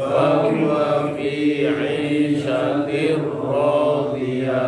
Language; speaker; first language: Arabic; non-native, learner; Indonesian